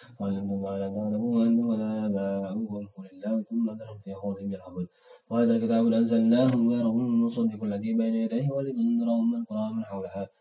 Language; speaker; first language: Arabic; non-native, learner; Indonesian